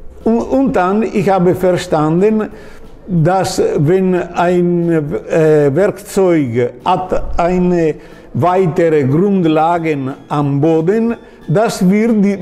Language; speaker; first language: German; non-native, learner; Italian